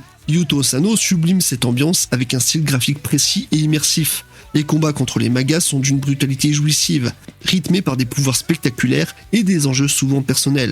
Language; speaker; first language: French; native; French